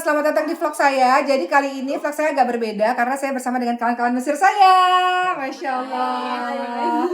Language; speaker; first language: Indonesian; native; Indonesian